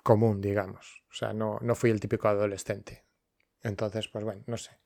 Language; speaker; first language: Spanish; non-native, local second language; Galician